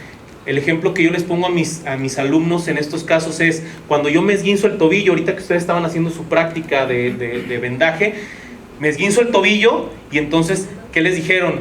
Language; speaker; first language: Spanish; native; Spanish